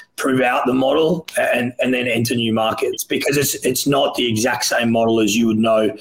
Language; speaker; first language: English; native; English